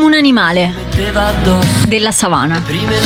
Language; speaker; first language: Italian; native; Italian